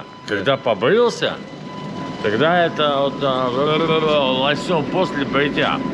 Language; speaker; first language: Russian; native; Russian